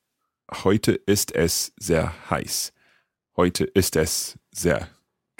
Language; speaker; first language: German; non-native, learner; English